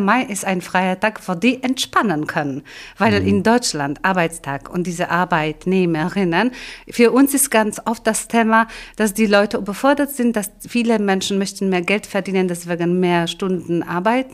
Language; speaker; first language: German; non-native, fluent; Polish